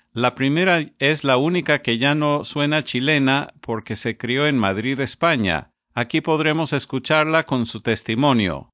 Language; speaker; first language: Spanish; non-native, fluent; English